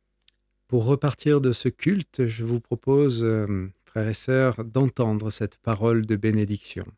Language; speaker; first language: French; native; French